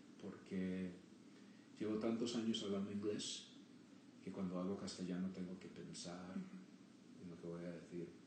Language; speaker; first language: Spanish; early bilingual, heritage; Spanish